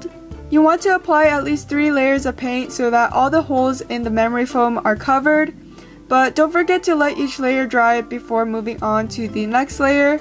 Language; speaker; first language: English; native; English